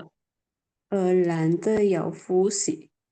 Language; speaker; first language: Chinese; non-native, learner; Indonesian